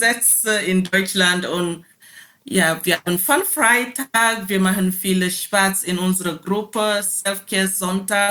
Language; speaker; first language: German; non-native, learner; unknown